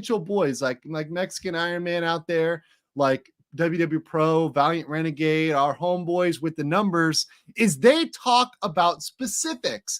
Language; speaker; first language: English; native; English